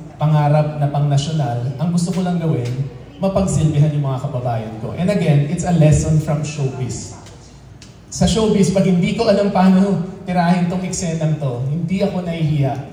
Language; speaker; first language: Filipino; native; Filipino